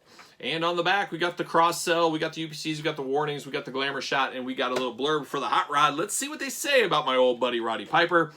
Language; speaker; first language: English; native; English